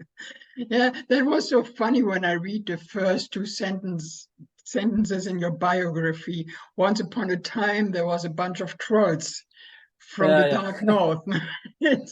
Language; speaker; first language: English; non-native, learner; German